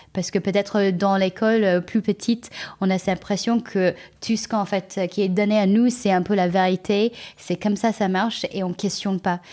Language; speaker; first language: French; non-native, fluent; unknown